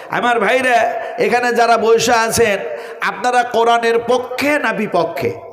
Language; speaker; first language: Bangla; non-native, local second language; Urdu